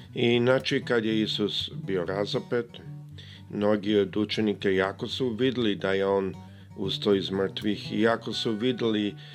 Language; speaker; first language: Serbian; early bilingual, heritage; Serbian